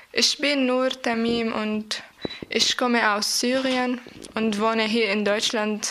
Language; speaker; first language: German; non-native, fluent; Arabic